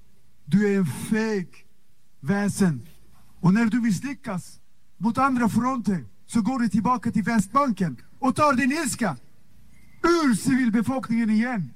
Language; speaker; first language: Swedish; non-native, fluent; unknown